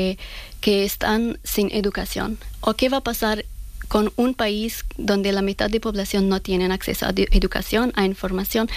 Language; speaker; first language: Spanish; non-native, fluent; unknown